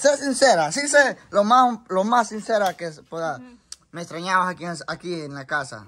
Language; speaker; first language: Spanish; native; Spanish